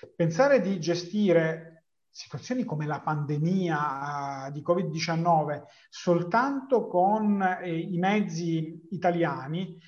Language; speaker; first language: Italian; native; Italian